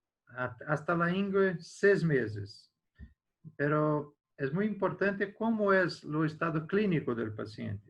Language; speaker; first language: Spanish; non-native, learner; Portuguese